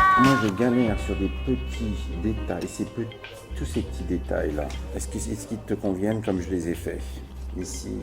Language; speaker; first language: French; native; French